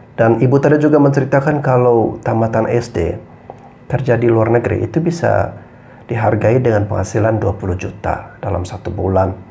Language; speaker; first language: Indonesian; native; Indonesian